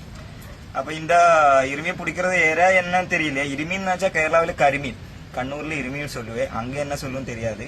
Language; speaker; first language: Tamil; non-native, learner; Malayalam